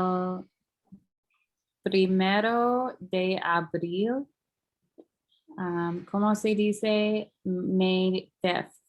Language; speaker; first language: Spanish; non-native, learner; English